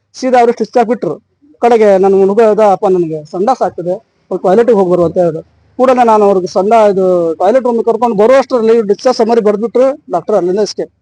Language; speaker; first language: Kannada; non-native, local second language; Konkani